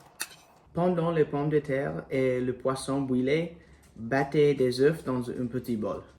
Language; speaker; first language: French; non-native, learner; English